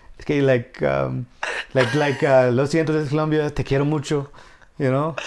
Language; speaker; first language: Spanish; non-native, fluent; English